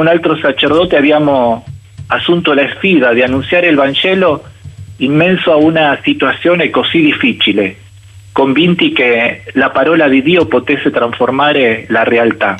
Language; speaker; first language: Italian; non-native, fluent; Spanish